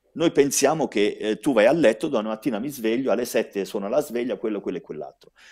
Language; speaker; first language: Italian; early bilingual, heritage; Italian